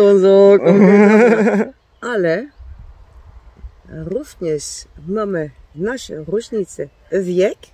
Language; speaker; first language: Polish; non-native, learner; Dutch